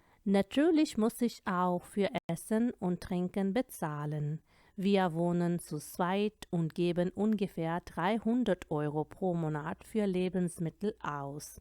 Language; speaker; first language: German; non-native, fluent; Urdu